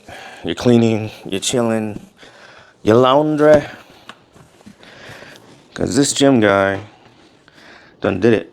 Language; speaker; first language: English; native; English